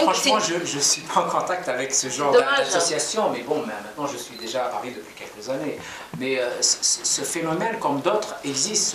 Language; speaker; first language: French; non-native, local second language; Kabyle